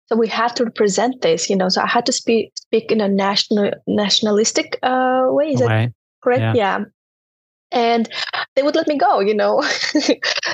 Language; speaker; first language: English; non-native, fluent; Turkmen